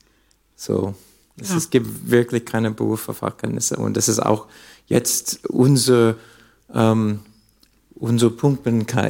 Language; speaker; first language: German; non-native, learner; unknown